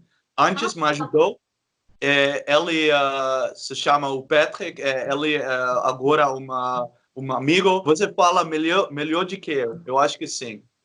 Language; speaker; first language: Portuguese; non-native, learner; English